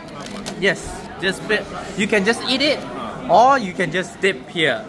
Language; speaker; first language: English; non-native, local second language; Malay